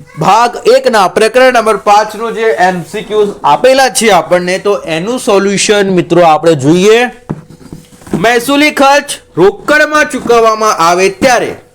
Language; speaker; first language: Gujarati; non-native, local second language; Marathi